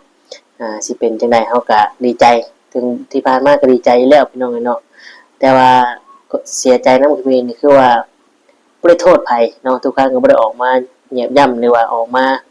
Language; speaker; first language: Thai; non-native, local second language; Northeastern Thai